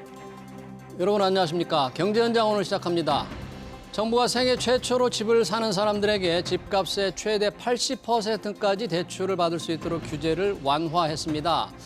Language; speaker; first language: Korean; native; Korean